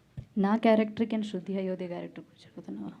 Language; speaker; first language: Telugu; non-native, local second language; Malayalam